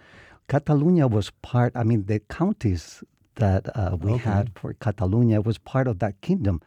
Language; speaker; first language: English; non-native, fluent; Spanish